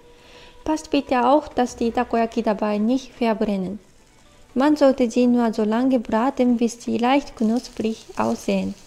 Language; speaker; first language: German; non-native, fluent; Japanese